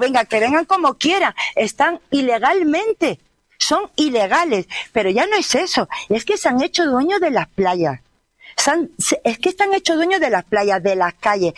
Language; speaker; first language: Spanish; native; Spanish